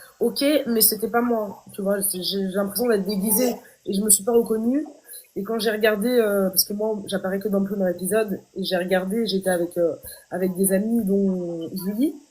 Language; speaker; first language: French; native; French